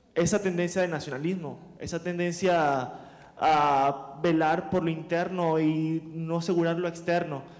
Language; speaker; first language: Spanish; native; Spanish